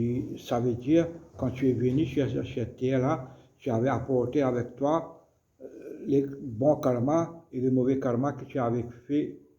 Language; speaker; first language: French; non-native, local second language; Morisyen